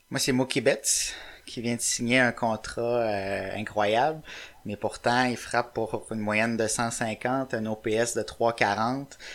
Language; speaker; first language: French; native; French